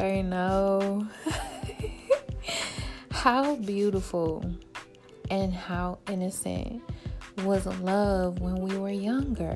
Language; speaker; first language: English; native; English